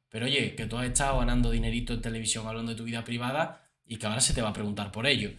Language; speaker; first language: Spanish; native; Spanish